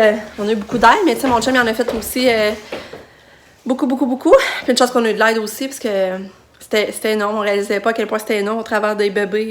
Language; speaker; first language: French; native; French